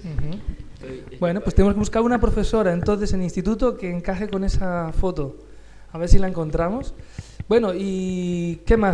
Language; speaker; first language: Spanish; native; Spanish